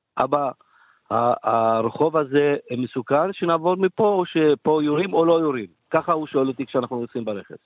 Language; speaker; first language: Hebrew; non-native, local second language; Arabic